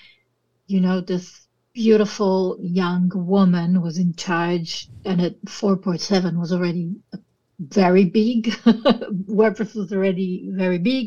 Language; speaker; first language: English; non-native, fluent; Italian